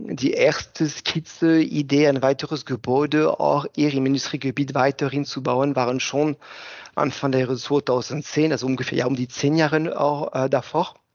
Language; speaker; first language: German; non-native, fluent; French